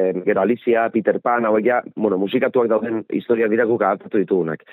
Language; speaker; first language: Basque; native; Basque